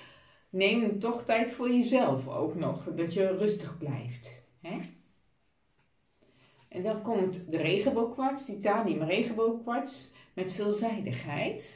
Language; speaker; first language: Dutch; native; Dutch